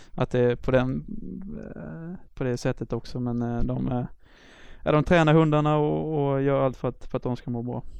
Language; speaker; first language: Swedish; native; Swedish